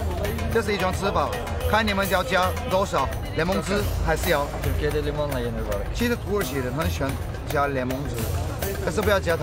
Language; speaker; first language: Chinese; non-native, fluent; Turkish